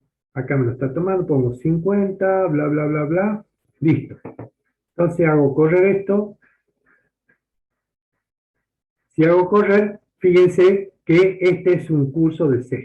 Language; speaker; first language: Spanish; native; Spanish